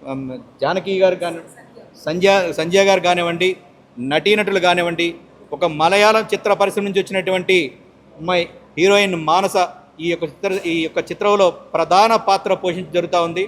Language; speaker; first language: Telugu; native; Telugu